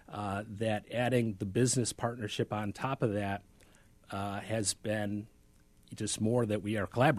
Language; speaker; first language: English; native; English